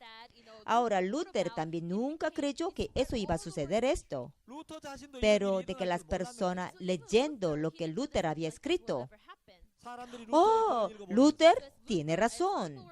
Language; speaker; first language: Spanish; non-native, fluent; Korean